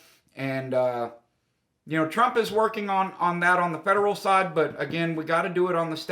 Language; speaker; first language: English; native; English